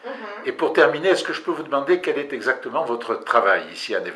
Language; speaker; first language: French; native; French